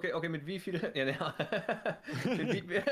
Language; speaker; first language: German; native; German